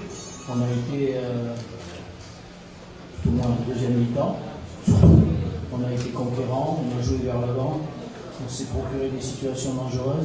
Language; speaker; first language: French; native; French